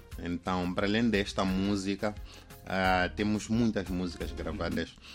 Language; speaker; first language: Portuguese; non-native, local second language; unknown